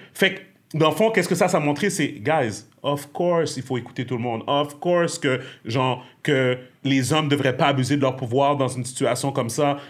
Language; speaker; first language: French; native; French